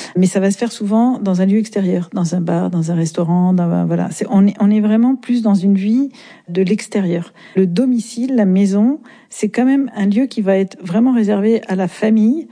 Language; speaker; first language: French; native; French